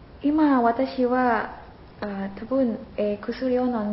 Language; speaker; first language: Japanese; non-native, learner; Indonesian